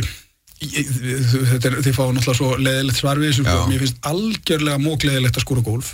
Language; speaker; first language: Icelandic; native; Icelandic